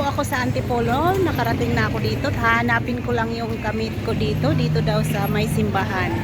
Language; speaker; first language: Filipino; non-native, local second language; Cebuano